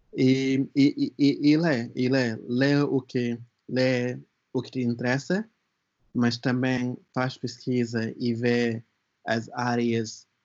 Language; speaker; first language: Portuguese; non-native, fluent; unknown